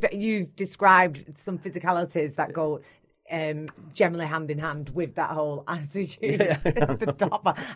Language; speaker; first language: English; native; English